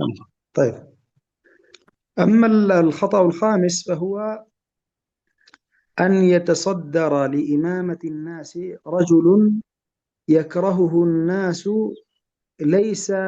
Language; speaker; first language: Arabic; native; Arabic